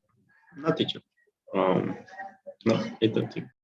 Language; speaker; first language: English; non-native, learner; Spanish